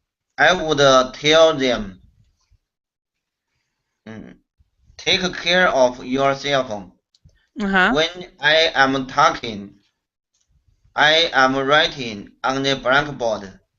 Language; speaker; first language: English; non-native, learner; Chinese